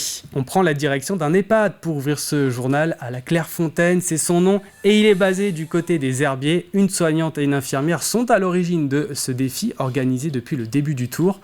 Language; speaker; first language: French; native; French